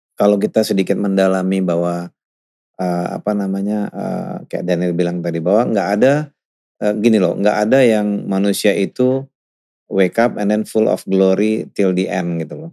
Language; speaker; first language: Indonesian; native; Indonesian